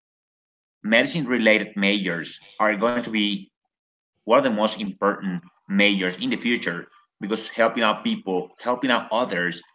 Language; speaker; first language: English; non-native, fluent; Spanish